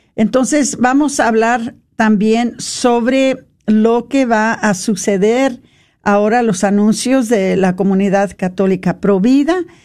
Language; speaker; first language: Spanish; non-native, fluent; English